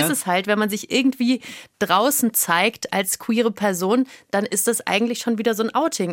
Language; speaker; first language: German; native; German